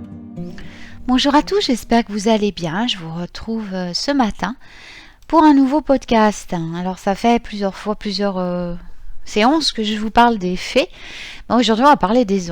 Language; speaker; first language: French; native; French